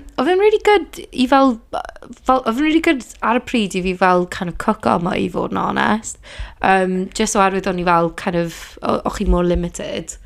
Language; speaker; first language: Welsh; non-native, local second language; English